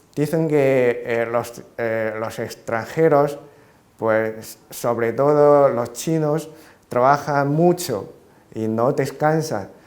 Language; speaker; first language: Spanish; non-native, fluent; Chinese